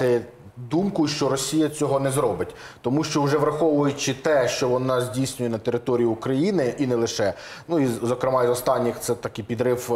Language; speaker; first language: Ukrainian; native; Ukrainian